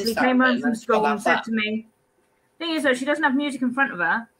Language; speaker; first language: English; native; English